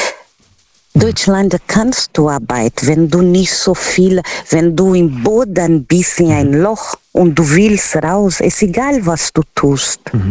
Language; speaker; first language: German; non-native, local second language; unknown